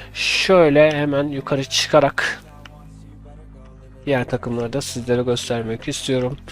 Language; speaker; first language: Turkish; native; Turkish